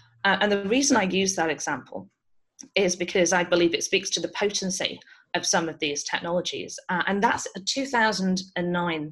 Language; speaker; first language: English; native; English